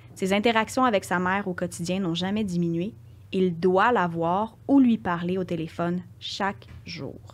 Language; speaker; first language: French; native; French